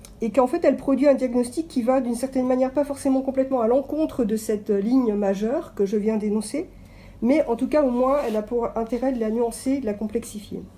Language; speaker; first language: French; native; French